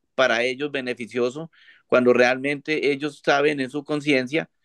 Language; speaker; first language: Spanish; native; Spanish